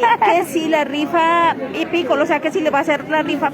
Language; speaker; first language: Spanish; native; Spanish